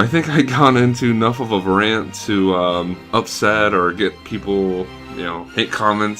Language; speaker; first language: English; native; English